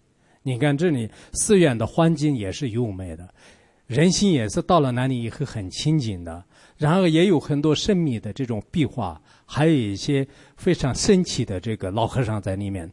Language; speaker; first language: Chinese; non-native, local second language; Tibetan